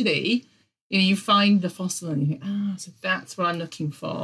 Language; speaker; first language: English; native; English